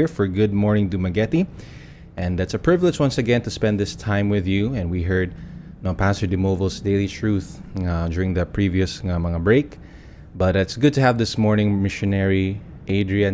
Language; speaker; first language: English; non-native, local second language; Cebuano